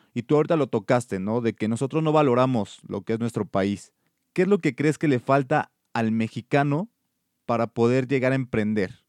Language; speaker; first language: Spanish; native; Spanish